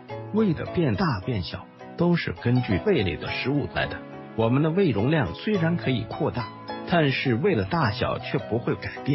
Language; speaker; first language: Chinese; native; Chinese